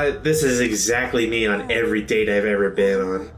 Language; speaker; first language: English; native; English